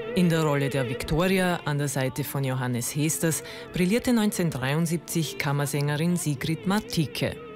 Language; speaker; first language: German; native; German